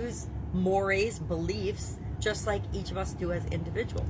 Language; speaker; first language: English; native; English